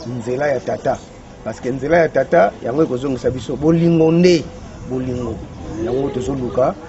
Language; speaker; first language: Lingala; non-native, local second language; Kongo